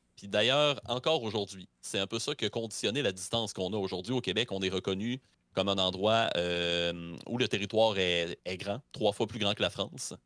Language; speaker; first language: French; native; French